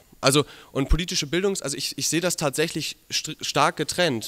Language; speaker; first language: German; native; German